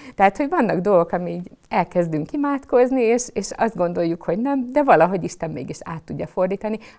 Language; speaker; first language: Hungarian; native; Hungarian